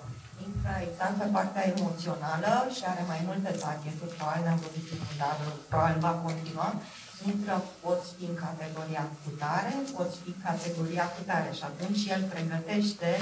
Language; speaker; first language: Romanian; native; Romanian